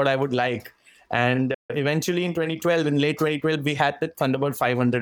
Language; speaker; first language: English; non-native, local second language; Marathi